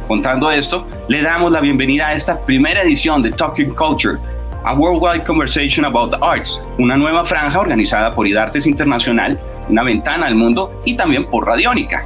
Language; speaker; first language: Spanish; native; Spanish